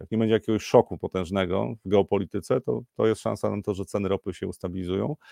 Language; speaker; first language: Polish; native; Polish